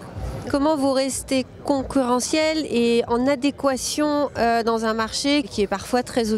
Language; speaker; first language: French; native; French